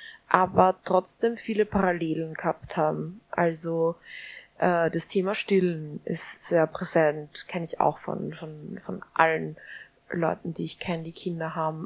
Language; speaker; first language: German; native; German